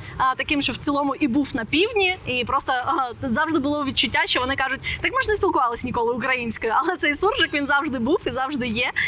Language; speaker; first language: Ukrainian; non-native, local second language; Russian